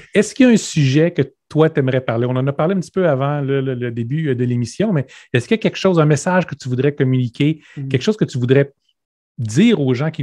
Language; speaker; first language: French; native; French